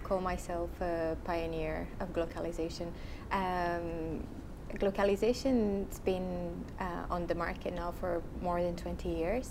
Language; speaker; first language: English; non-native, fluent; Romanian